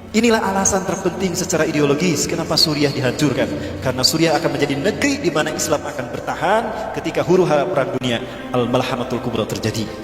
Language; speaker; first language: Indonesian; native; Indonesian